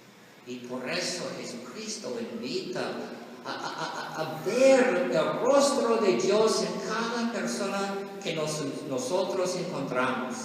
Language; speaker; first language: Spanish; non-native, learner; English